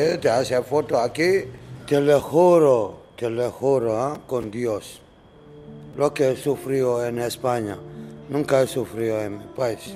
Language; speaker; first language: Spanish; non-native, learner; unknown